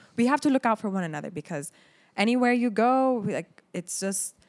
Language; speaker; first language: English; early bilingual, other home language; Arabic